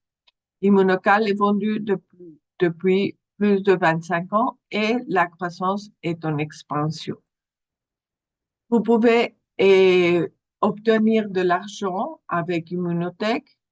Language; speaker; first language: French; non-native, fluent; Spanish